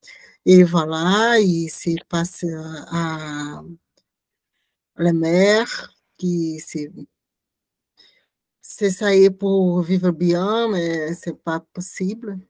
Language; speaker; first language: French; non-native, learner; Portuguese